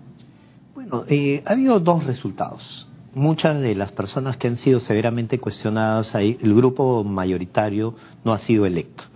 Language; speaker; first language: Spanish; native; Spanish